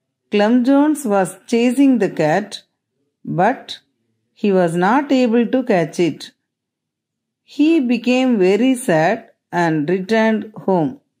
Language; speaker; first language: English; non-native, local second language; Tamil